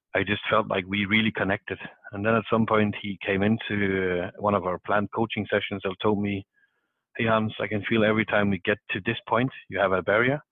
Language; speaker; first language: English; non-native, fluent; Danish